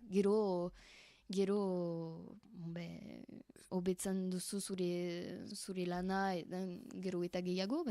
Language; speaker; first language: Basque; non-native, learner; French